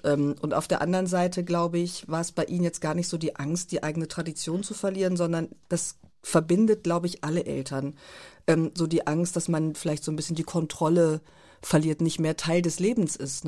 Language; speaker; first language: German; early bilingual, other home language; Turkish